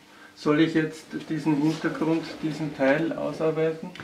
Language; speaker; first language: German; native; German